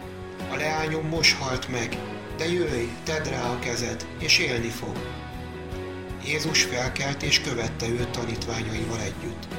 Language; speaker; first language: Hungarian; native; Hungarian